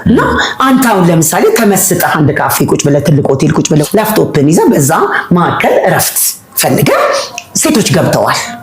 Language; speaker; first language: Amharic; native; Amharic